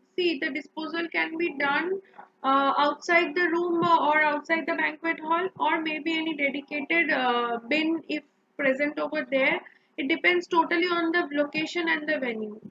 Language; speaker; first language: English; non-native, local second language; Bangla